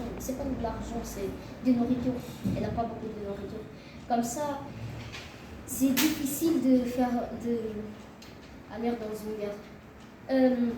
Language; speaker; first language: French; non-native, learner; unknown